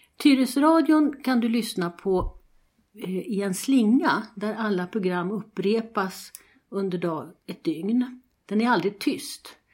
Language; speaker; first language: Swedish; native; Swedish